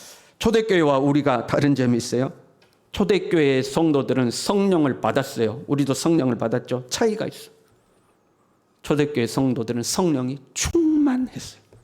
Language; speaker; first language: Korean; native; Korean